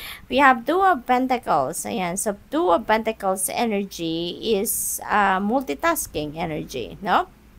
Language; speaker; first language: English; non-native, local second language; Filipino